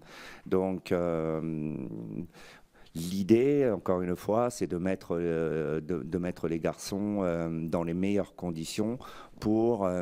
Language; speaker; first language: French; native; French